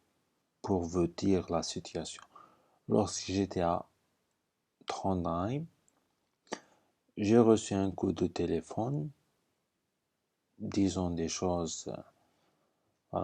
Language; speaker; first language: French; non-native, fluent; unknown